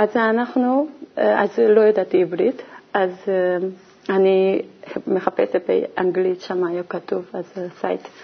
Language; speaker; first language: Hebrew; non-native, learner; Korean